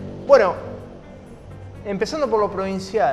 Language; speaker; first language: Spanish; native; Spanish